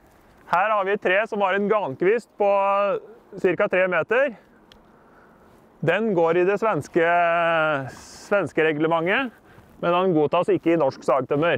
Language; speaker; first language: Norwegian; native; Norwegian